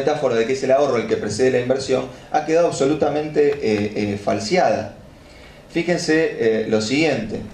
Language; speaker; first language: Spanish; native; Spanish